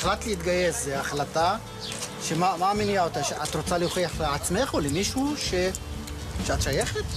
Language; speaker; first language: Hebrew; native; Hebrew